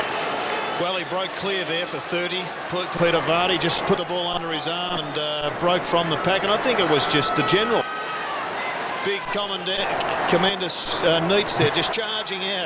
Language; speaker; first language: English; native; English